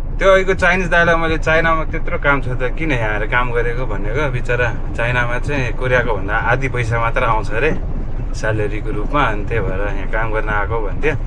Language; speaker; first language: Nepali; native; Nepali